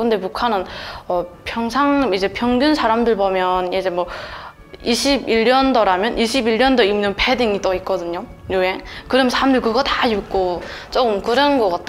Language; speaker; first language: Korean; native; Korean